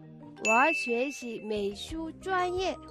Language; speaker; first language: Chinese; non-native, fluent; Mongolian